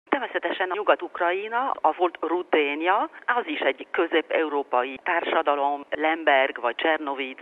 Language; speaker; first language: Hungarian; non-native, fluent; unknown